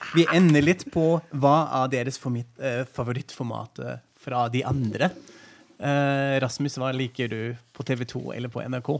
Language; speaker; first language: Norwegian; non-native, fluent; German